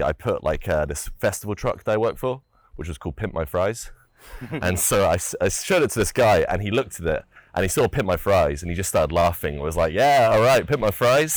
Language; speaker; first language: English; native; English